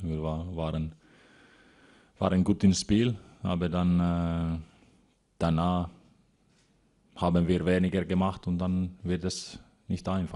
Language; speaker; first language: German; non-native, fluent; Finnish